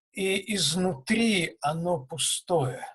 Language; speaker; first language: Russian; native; Russian